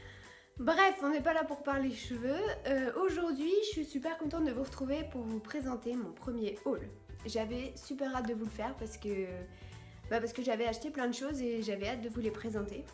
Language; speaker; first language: French; native; French